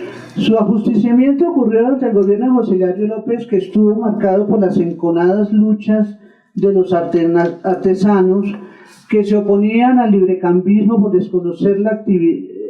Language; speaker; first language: Spanish; native; Spanish